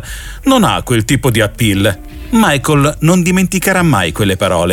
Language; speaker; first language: Italian; native; Italian